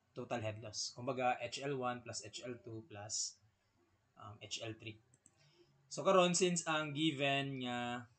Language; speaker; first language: Cebuano; native; Cebuano